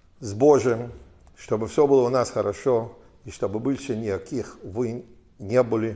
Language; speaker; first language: Ukrainian; non-native, fluent; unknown